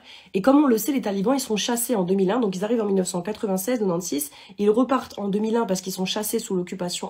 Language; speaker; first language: French; native; French